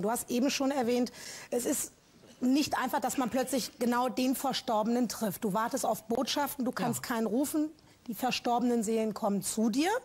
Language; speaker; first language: German; native; German